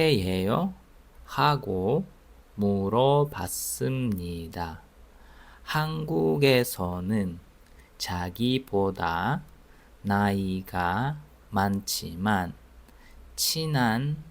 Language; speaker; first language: Korean; non-native, fluent; Russian